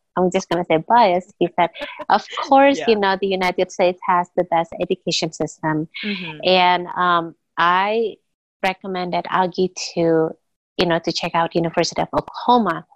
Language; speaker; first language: English; non-native, fluent; Indonesian